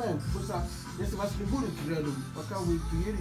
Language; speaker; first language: Russian; non-native, fluent; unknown